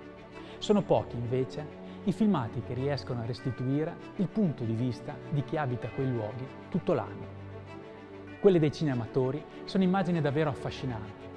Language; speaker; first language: Italian; native; Italian